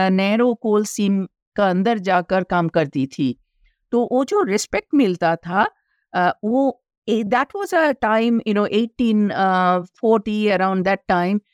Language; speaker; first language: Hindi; non-native, local second language; Bangla